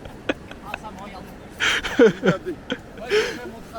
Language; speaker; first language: French; native; French